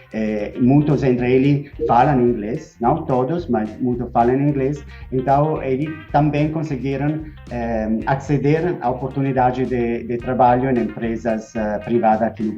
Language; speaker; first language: Portuguese; non-native, fluent; Spanish